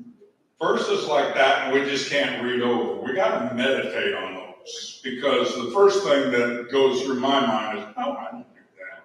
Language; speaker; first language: English; native; English